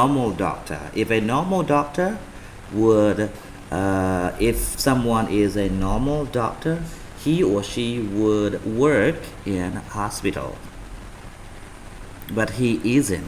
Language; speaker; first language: English; non-native, fluent; Vietnamese